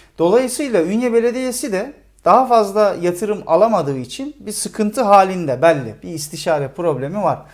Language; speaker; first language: Turkish; native; Turkish